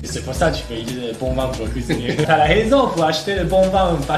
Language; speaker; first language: French; non-native, learner; Chinese